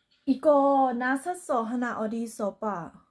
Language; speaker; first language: Korean; non-native, learner; Thai